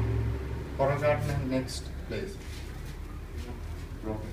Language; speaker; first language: English; non-native, learner; Sinhala